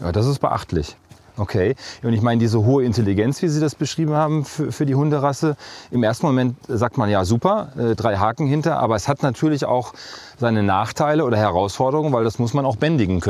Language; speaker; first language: German; native; German